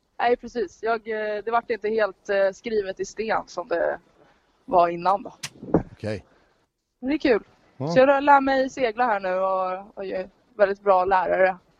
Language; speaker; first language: Swedish; native; Swedish